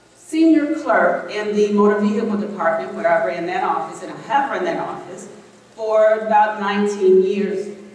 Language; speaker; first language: English; native; English